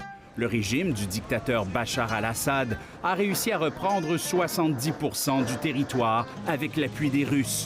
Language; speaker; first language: French; native; French